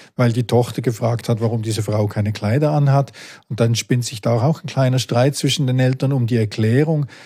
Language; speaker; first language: German; native; German